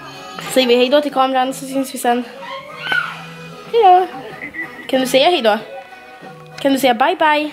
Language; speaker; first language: Swedish; native; Swedish